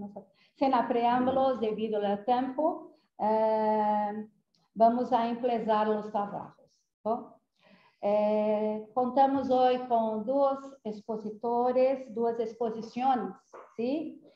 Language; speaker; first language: Spanish; non-native, fluent; Portuguese